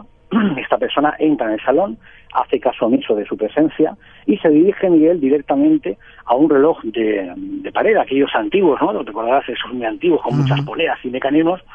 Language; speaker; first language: Spanish; native; Spanish